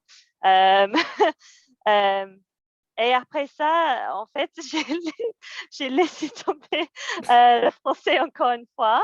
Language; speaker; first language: French; non-native, fluent; English